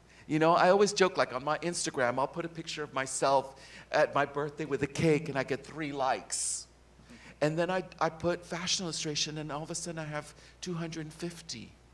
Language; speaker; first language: English; native; English